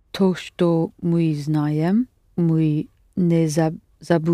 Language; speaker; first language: Russian; non-native, learner; English